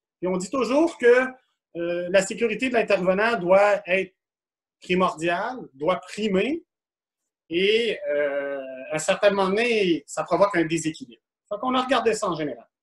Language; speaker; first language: French; native; French